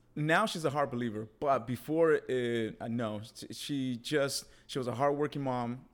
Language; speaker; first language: English; early bilingual, other home language; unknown